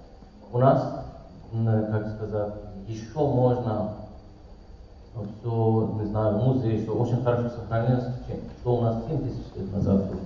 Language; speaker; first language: Russian; non-native, learner; Persian